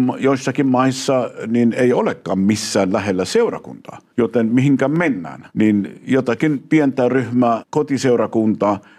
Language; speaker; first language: Finnish; non-native, fluent; Arabic